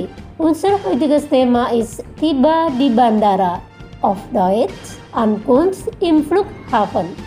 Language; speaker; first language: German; non-native, fluent; Indonesian